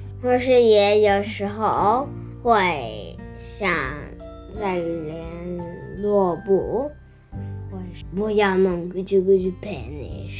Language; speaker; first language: Chinese; early bilingual, heritage; Chinese